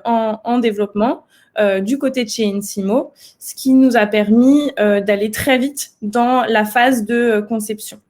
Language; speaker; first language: French; native; French